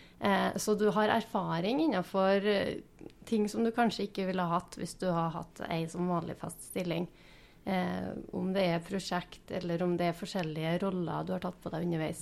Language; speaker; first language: Norwegian; native; Norwegian